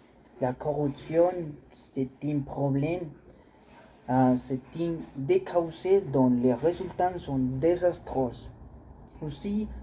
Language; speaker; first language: French; non-native, learner; Spanish